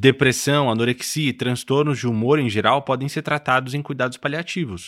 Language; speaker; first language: Portuguese; native; Portuguese